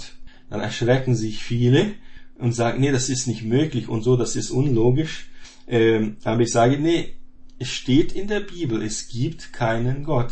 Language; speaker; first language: German; non-native, fluent; Portuguese